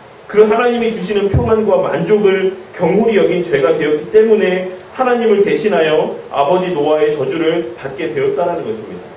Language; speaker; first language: Korean; native; Korean